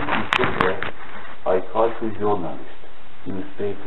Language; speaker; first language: English; non-native, learner; Russian